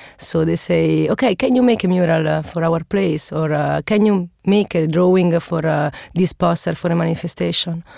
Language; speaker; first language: English; non-native, learner; Italian